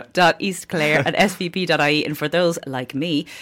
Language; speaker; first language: English; native; English